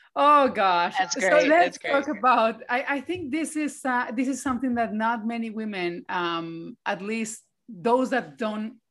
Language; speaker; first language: English; non-native, fluent; Spanish